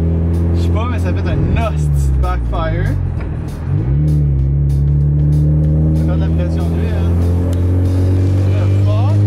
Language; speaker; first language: French; native; French